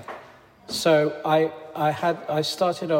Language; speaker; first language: English; native; English